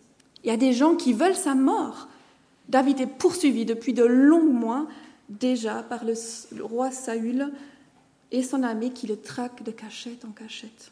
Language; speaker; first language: French; non-native, fluent; German